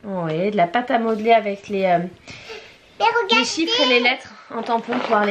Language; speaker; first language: French; native; French